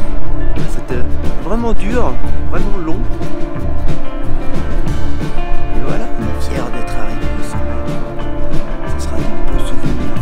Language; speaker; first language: French; native; French